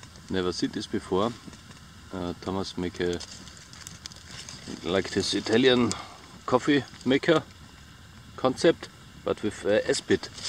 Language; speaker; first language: English; non-native, fluent; German